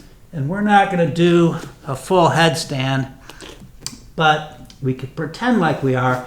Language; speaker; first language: English; native; English